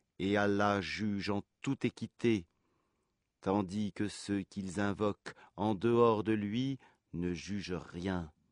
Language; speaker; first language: French; native; French